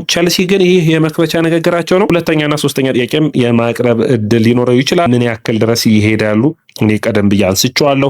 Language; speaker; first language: Amharic; native; Amharic